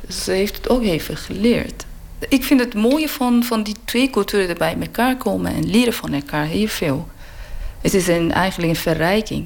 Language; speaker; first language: Dutch; non-native, learner; Persian